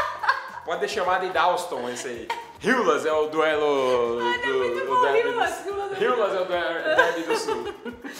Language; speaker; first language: Portuguese; native; Portuguese